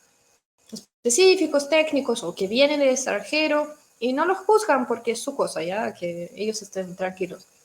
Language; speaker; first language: Spanish; non-native, fluent; Russian